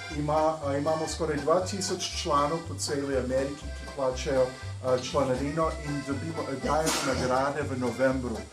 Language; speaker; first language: Slovenian; early bilingual, heritage; English